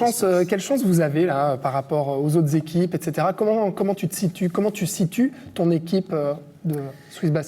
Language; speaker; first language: French; native; French